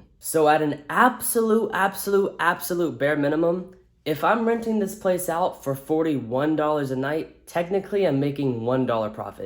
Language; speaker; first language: English; native; English